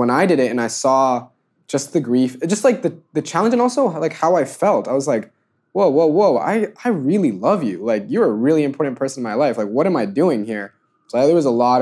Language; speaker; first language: English; native; English